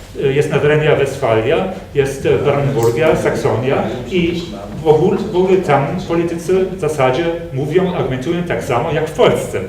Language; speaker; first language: Polish; non-native, fluent; German